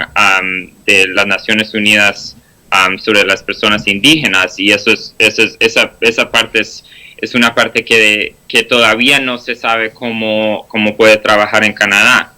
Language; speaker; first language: Spanish; non-native, fluent; English